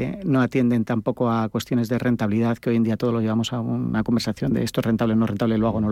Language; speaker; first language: Spanish; native; Spanish